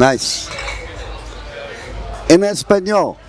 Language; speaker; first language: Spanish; non-native, learner; English